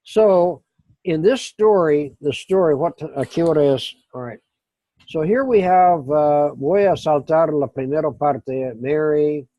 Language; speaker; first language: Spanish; non-native, fluent; English